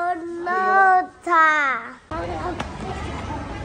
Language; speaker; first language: Chinese; native; Chinese